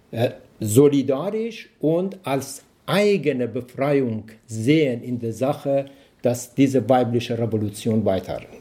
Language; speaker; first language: German; non-native, learner; Persian